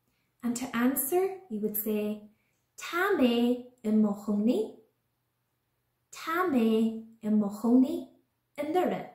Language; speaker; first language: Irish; non-native, local second language; English